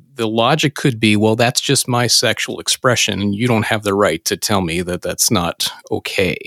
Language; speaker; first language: English; native; English